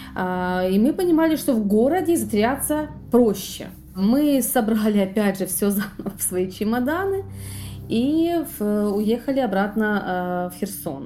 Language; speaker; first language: Russian; native; Russian